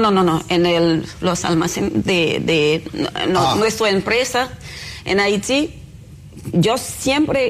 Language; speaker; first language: Spanish; non-native, fluent; Haitian Creole